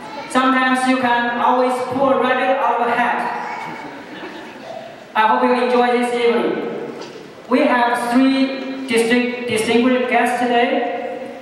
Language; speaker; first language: English; non-native, fluent; Chinese